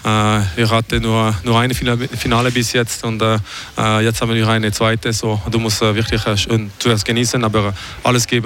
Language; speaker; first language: German; non-native, fluent; French